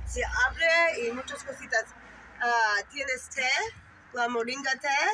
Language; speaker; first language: Spanish; non-native, learner; English